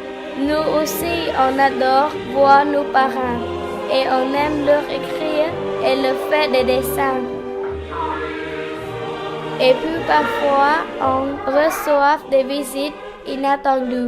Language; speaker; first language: French; non-native, learner; Khmer